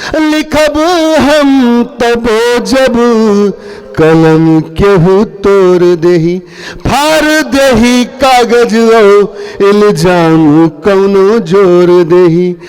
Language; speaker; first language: Hindi; non-native, local second language; Bhojpuri